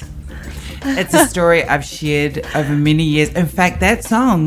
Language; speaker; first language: English; native; English